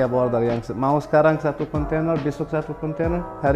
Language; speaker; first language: Indonesian; non-native, learner; Arabic